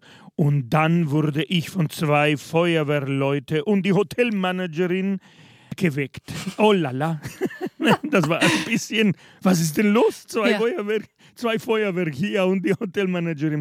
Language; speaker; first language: German; non-native, fluent; Spanish